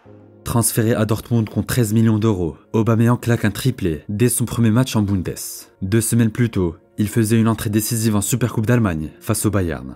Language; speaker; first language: French; native; French